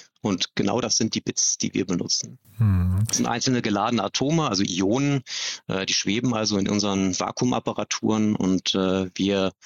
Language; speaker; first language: German; native; German